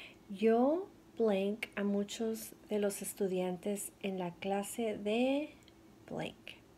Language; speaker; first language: Spanish; non-native, fluent; English